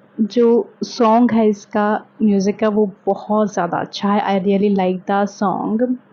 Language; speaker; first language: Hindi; native; Hindi